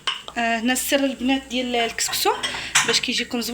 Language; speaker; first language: Arabic; native; Arabic